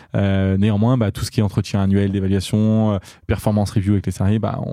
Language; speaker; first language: French; native; French